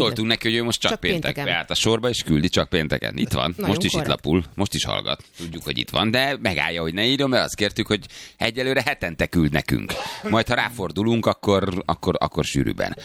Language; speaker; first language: Hungarian; native; Hungarian